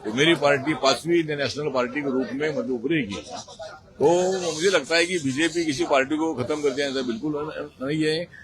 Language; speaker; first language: Hindi; non-native, local second language; Marathi